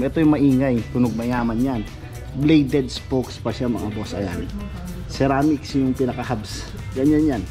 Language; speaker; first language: Filipino; native; Filipino